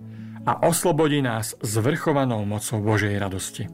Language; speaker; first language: Slovak; native; Slovak